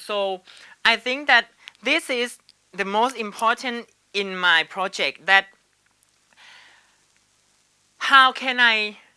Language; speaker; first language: English; non-native, learner; Thai